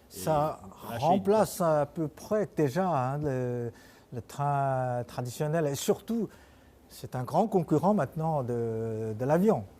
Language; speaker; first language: French; non-native, fluent; Chinese